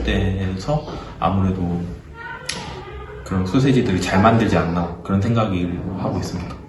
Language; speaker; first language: Korean; native; Korean